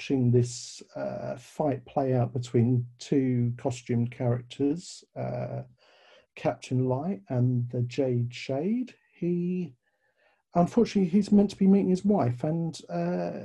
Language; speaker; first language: English; native; English